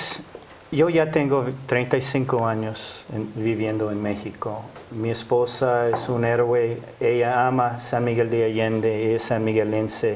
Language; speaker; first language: Spanish; non-native, fluent; English